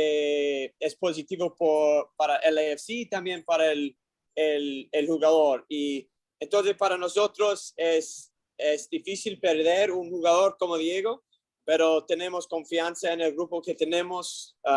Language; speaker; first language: Spanish; non-native, learner; English